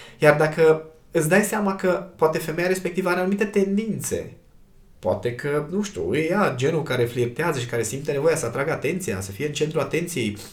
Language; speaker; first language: Romanian; native; Romanian